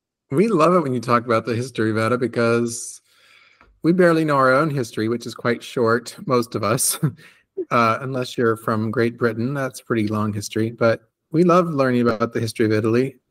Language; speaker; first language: English; native; English